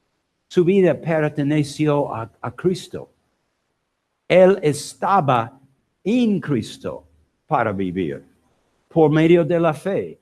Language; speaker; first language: Spanish; non-native, learner; English